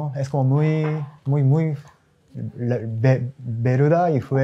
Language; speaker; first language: Spanish; non-native, learner; Japanese